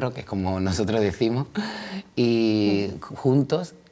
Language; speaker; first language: Spanish; native; Spanish